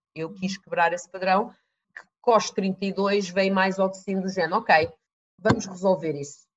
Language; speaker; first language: Portuguese; early bilingual, other home language; English